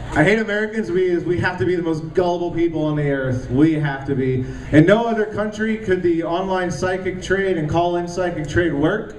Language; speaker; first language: English; native; English